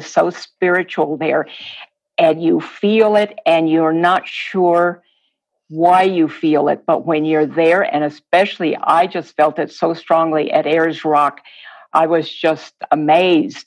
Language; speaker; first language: English; non-native, fluent; Spanish